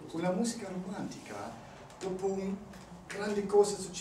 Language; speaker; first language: Italian; non-native, learner; German